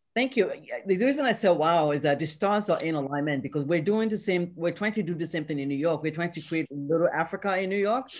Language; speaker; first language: English; non-native, local second language; Yoruba